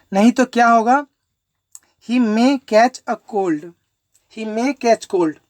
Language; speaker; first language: Hindi; non-native, local second language; Bangla